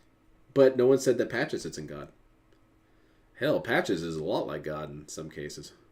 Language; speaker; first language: English; native; English